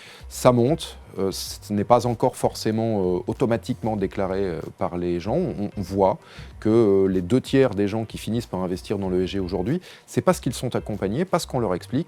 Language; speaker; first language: French; native; French